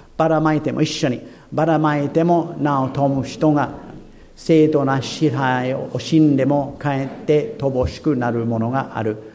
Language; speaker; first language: Japanese; non-native, fluent; English